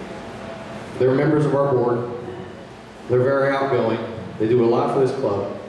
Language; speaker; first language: English; native; English